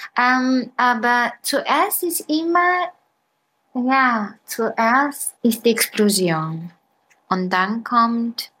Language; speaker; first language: German; non-native, fluent; Bulgarian